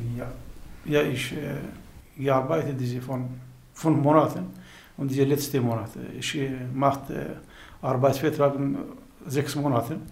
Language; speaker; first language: German; non-native, learner; Kurdish